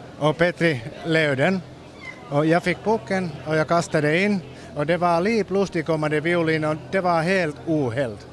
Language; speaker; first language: Danish; non-native, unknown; Finnish